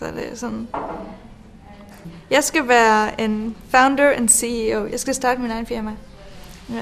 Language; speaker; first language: Danish; non-native, fluent; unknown